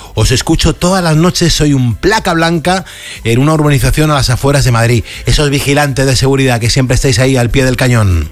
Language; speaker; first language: Spanish; native; Spanish